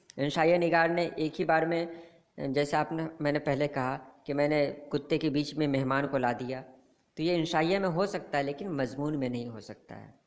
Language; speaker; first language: Urdu; native; Urdu